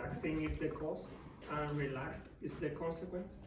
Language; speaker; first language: English; non-native, learner; Spanish